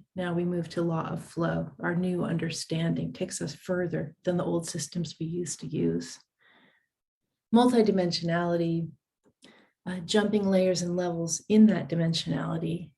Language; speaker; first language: English; native; English